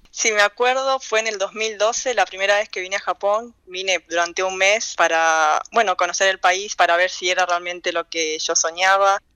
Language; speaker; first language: Spanish; native; Spanish